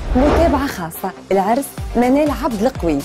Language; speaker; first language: Arabic; native; Arabic